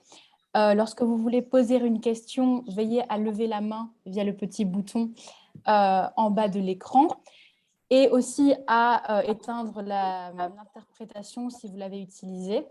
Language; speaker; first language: French; native; French